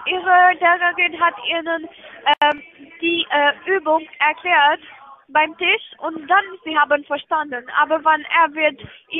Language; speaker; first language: German; non-native, learner; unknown